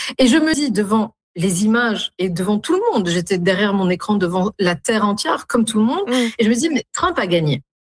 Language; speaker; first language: French; non-native, local second language; Arabic